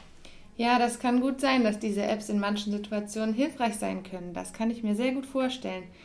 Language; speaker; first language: German; non-native, fluent; French